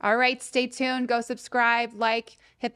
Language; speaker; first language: English; native; English